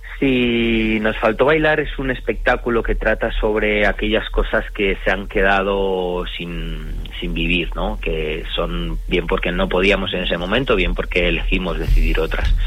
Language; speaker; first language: Spanish; early bilingual, other home language; Romanian